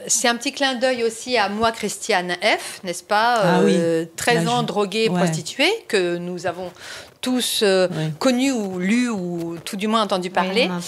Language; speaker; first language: French; native; French